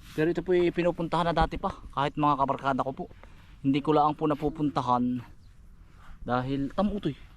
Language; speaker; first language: Filipino; native; Filipino